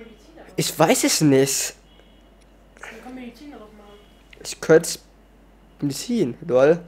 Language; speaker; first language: German; native; German